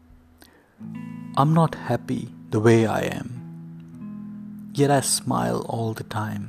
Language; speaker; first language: English; non-native, local second language; Hindi